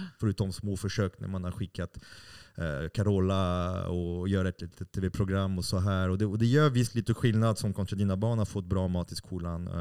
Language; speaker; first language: Swedish; non-native, fluent; French